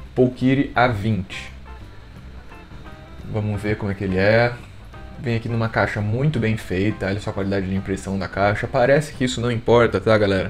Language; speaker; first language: Portuguese; native; Portuguese